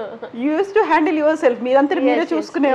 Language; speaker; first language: Telugu; native; Telugu